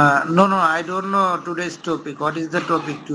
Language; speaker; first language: English; non-native, local second language; Bangla